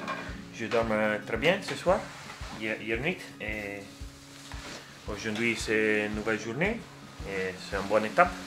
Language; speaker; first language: French; non-native, learner; Italian